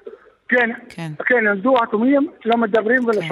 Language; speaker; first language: Hebrew; non-native, local second language; Arabic